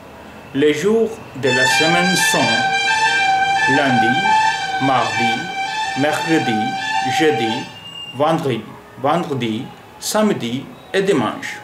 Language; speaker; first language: French; non-native, fluent; Urdu